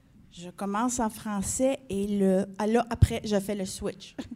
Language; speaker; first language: French; non-native, fluent; English